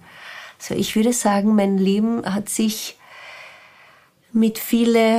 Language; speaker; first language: German; non-native, fluent; Portuguese